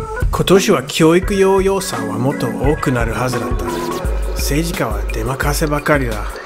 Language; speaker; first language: Japanese; non-native, fluent; English